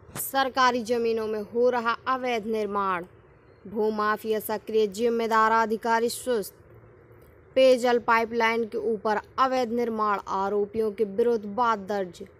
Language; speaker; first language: Hindi; native; Hindi